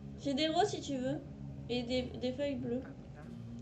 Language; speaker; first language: French; native; French